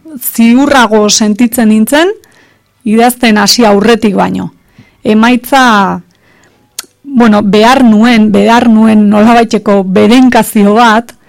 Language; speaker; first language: Basque; native; Basque